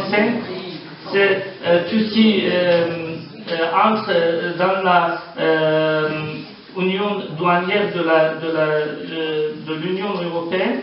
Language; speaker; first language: French; non-native, learner; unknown